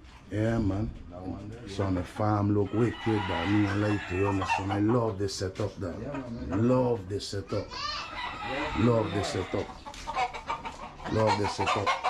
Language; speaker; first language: English; early bilingual, other home language; Spanish